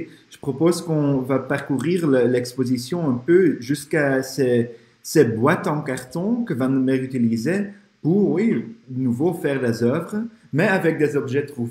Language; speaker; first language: French; non-native, fluent; Dutch